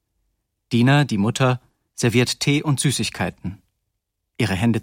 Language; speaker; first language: German; native; German